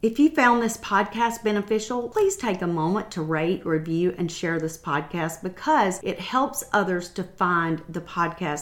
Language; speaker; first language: English; native; English